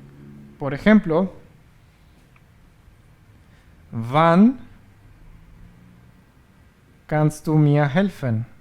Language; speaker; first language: German; non-native, fluent; Spanish